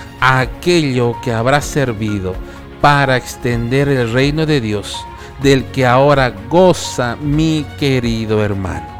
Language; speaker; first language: Spanish; native; Spanish